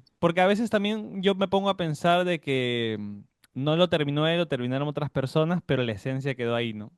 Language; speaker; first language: Spanish; native; Spanish